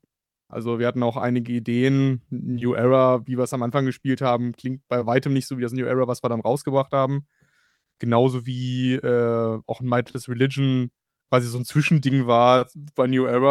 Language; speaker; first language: German; native; German